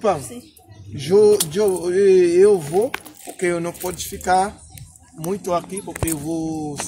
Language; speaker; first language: Portuguese; non-native, learner; Haitian Creole